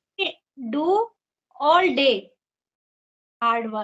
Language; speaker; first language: English; non-native, learner; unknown